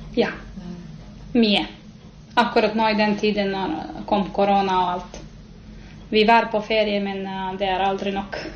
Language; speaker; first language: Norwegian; non-native, fluent; Serbian